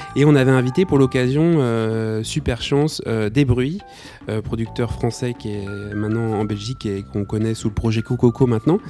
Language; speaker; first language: French; native; French